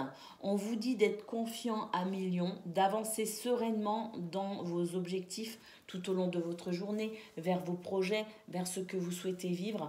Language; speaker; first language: French; native; French